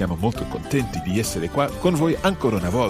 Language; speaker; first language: Italian; non-native, fluent; English